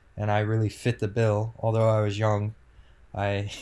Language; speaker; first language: English; native; English